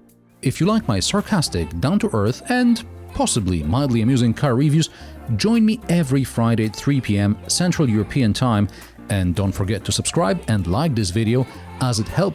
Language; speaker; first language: English; non-native, fluent; Polish